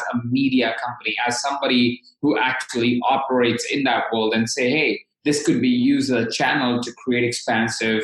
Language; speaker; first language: English; non-native, local second language; Hindi